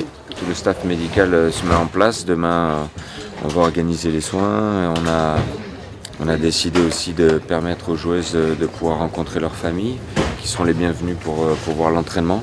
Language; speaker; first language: French; native; French